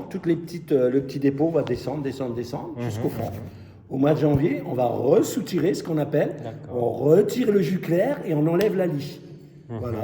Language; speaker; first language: French; native; French